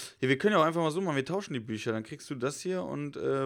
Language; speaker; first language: German; native; German